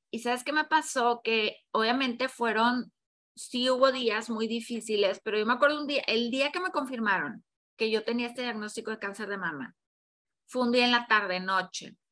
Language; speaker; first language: Spanish; native; Spanish